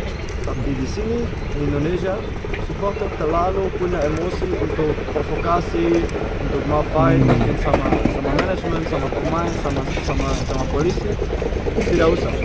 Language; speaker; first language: Indonesian; non-native, fluent; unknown